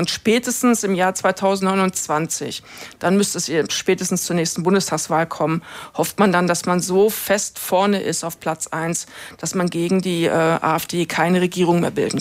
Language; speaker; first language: German; native; German